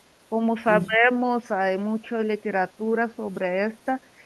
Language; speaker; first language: Spanish; non-native, learner; Russian